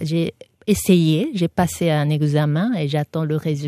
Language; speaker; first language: French; non-native, fluent; Japanese